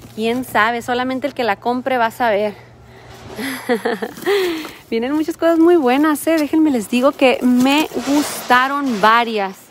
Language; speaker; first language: Spanish; native; Spanish